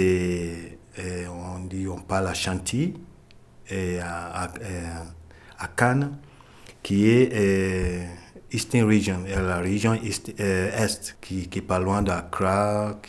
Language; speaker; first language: French; non-native, fluent; Ewe